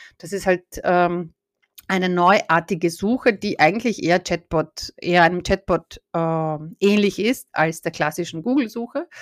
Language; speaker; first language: German; native; German